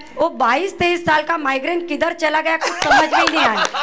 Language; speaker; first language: Hindi; non-native, local second language; Gujarati